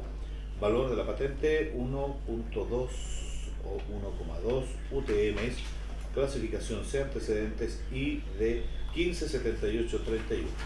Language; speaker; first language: Spanish; native; Spanish